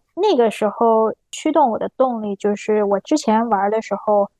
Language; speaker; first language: Chinese; native; Chinese